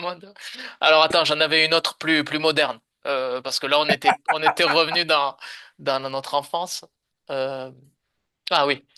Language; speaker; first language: French; native; French